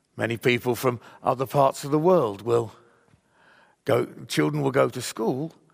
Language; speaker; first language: English; native; English